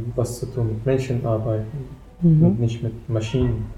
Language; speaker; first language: German; non-native, fluent; Arabic